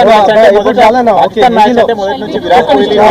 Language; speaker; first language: Telugu; native; Telugu